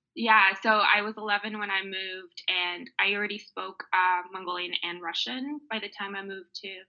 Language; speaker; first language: English; early bilingual, other home language; Mongolian